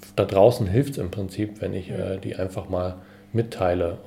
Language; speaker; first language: German; native; German